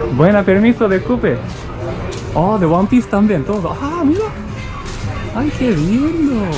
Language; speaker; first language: Spanish; non-native, learner; Japanese